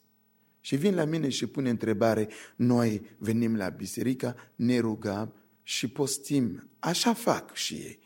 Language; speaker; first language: Romanian; non-native, fluent; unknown